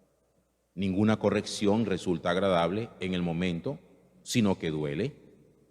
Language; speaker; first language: Spanish; native; Spanish